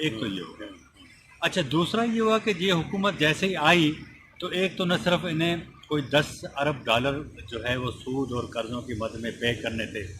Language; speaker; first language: Urdu; non-native, local second language; Sindhi